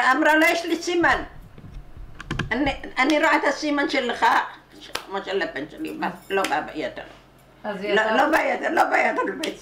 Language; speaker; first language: Hebrew; non-native, learner; Arabic